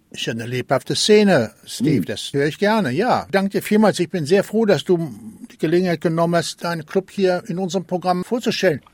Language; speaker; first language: German; native; German